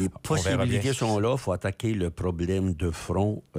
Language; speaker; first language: French; native; French